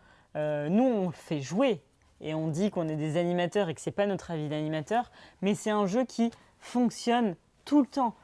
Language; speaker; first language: French; native; French